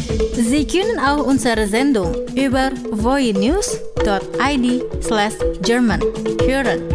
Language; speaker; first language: German; non-native, fluent; Indonesian